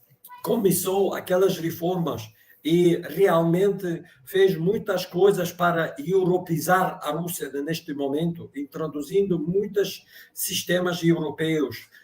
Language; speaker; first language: Portuguese; non-native, fluent; Russian